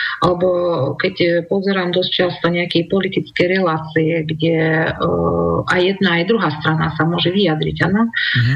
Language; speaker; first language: Slovak; non-native, fluent; Russian